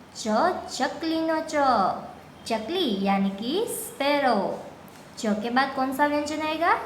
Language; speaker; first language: Hindi; non-native, local second language; Gujarati